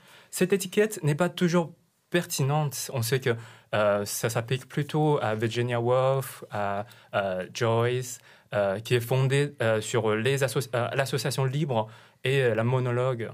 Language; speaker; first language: French; non-native, fluent; Chinese